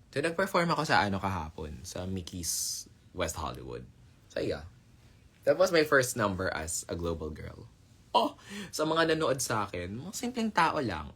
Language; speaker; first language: Filipino; native; Filipino